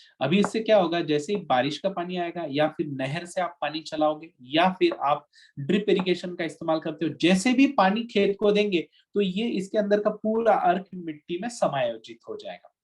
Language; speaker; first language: Hindi; non-native, local second language; Marathi